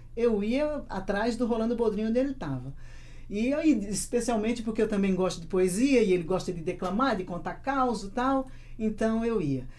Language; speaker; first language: Portuguese; native; Portuguese